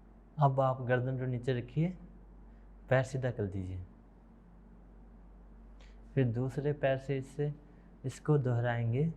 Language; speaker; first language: Hindi; native; Hindi